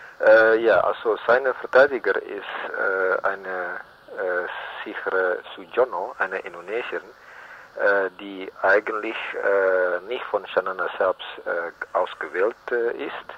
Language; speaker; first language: German; non-native, learner; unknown